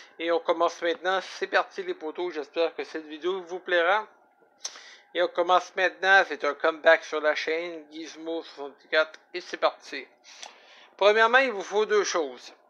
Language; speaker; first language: French; native; French